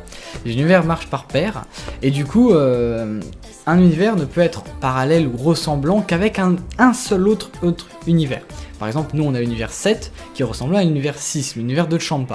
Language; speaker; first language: French; native; French